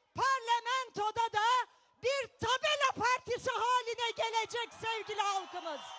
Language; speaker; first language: Turkish; native; Turkish